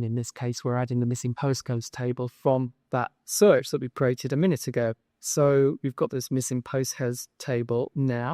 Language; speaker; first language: English; native; English